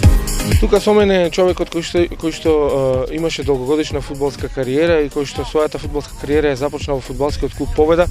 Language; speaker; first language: Macedonian; native; Macedonian